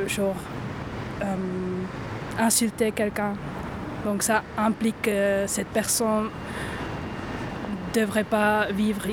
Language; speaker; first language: French; non-native, local second language; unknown